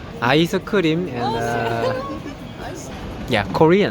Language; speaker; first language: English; non-native, learner; Korean